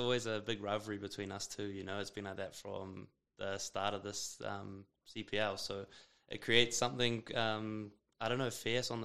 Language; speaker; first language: English; native; English